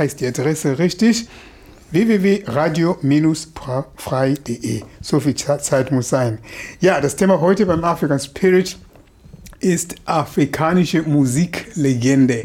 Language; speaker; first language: German; non-native, fluent; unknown